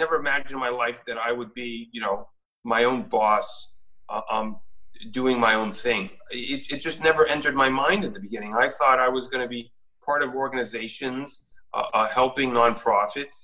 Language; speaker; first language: English; native; English